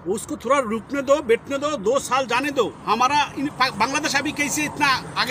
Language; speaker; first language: Hindi; non-native, fluent; Bangla